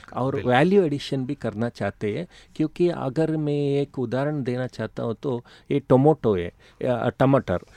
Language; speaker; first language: Hindi; non-native, local second language; Kannada